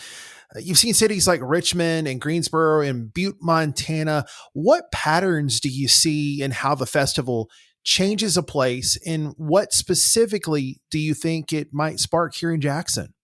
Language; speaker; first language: English; native; English